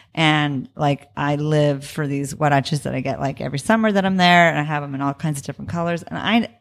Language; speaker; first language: English; native; English